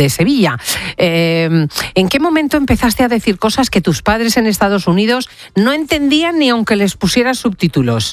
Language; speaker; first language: Spanish; native; Spanish